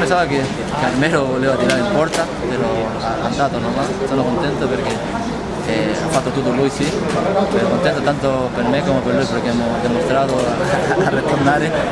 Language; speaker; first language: Italian; non-native, learner; Spanish